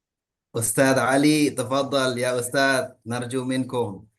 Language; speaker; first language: Arabic; early bilingual, heritage; Indonesian